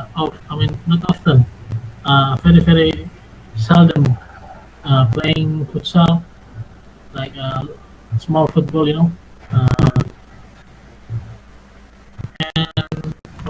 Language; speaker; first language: English; non-native, fluent; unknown